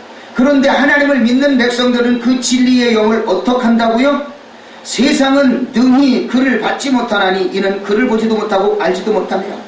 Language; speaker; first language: Korean; native; Korean